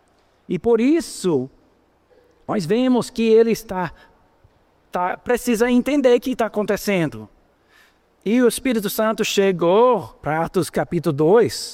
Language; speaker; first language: Portuguese; non-native, fluent; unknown